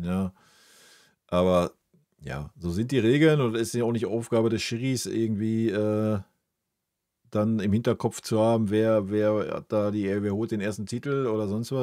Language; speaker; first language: German; native; German